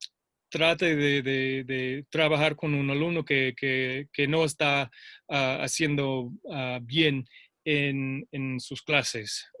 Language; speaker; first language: Spanish; non-native, fluent; English